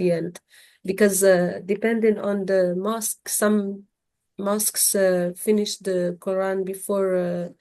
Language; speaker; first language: English; non-native, fluent; Arabic